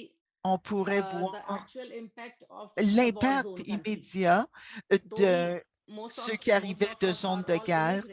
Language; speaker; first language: French; non-native, fluent; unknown